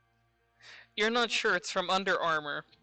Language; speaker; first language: English; native; English